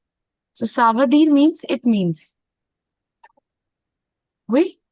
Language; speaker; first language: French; non-native, fluent; Hindi